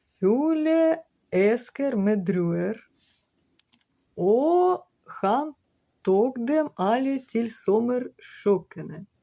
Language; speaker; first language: Norwegian; non-native, learner; Ukrainian